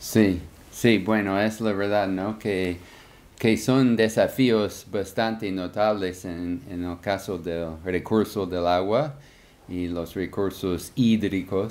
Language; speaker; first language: Spanish; non-native, fluent; English